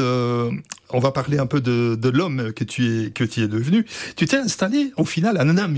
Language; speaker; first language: French; native; French